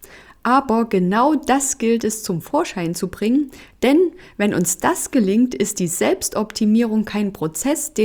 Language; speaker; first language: German; native; German